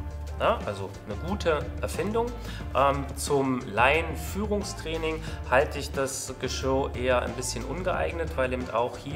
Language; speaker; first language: German; native; German